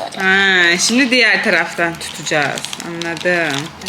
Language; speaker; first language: Turkish; native; Turkish